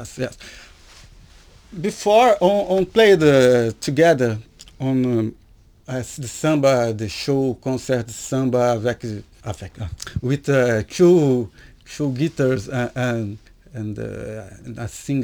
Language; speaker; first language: English; non-native, learner; Portuguese